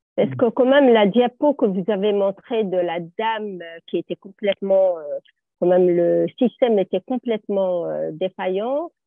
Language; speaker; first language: French; native; French